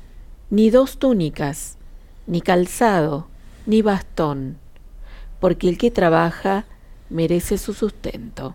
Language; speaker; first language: Spanish; native; Spanish